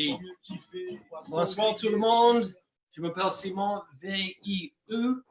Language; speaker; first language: French; non-native, learner; English